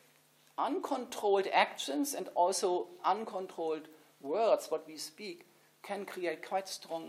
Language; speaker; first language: English; non-native, fluent; German